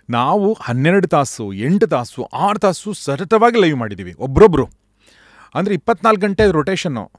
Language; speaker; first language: Kannada; native; Kannada